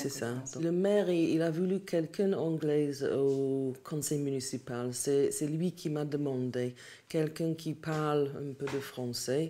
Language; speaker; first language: French; non-native, learner; English